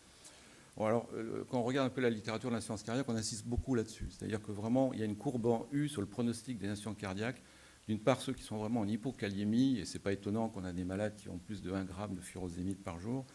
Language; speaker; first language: French; native; French